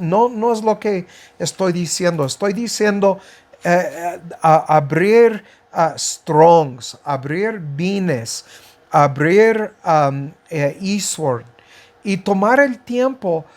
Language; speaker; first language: Spanish; non-native, fluent; English